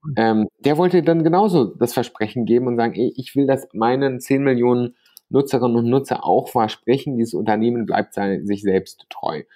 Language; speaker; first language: German; native; German